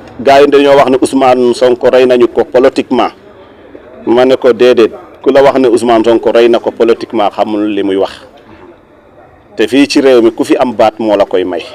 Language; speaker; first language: Wolof; non-native, local second language; Serer